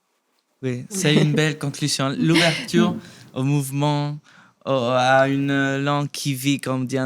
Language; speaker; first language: French; non-native, fluent; Spanish